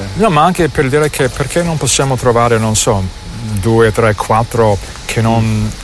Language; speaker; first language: Italian; non-native, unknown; English